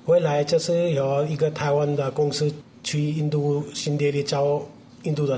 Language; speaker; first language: Chinese; non-native, learner; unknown